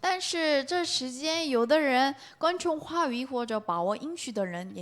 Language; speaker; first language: Chinese; non-native, learner; Korean